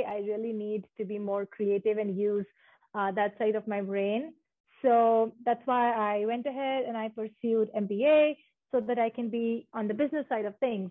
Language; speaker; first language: English; non-native, local second language; Hindi